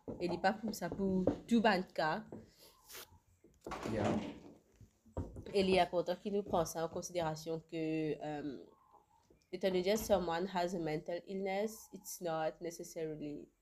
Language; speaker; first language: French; non-native, local second language; Morisyen